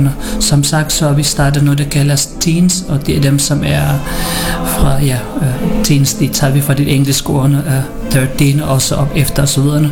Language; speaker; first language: Danish; non-native, learner; Filipino